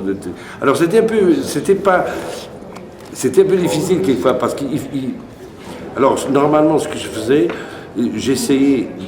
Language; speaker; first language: French; non-native, fluent; Portuguese